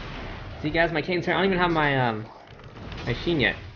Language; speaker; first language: English; native; English